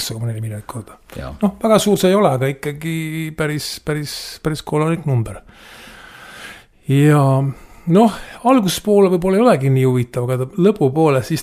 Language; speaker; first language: Estonian; native; Estonian